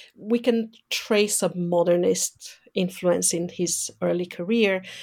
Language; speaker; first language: English; non-native, fluent; Romanian